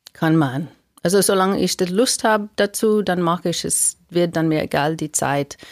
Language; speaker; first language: German; non-native, fluent; English